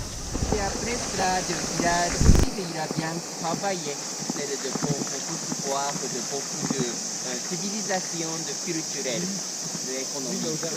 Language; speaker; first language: French; non-native, learner; Japanese